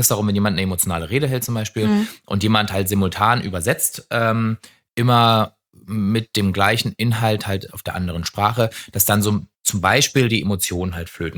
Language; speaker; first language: German; native; German